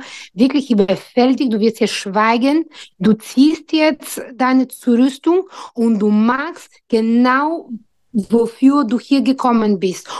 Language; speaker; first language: German; non-native, fluent; Bulgarian